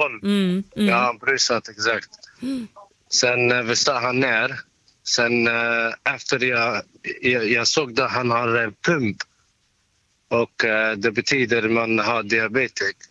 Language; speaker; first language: Swedish; non-native, learner; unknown